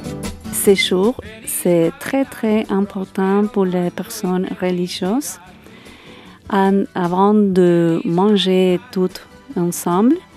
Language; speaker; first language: French; non-native, learner; Spanish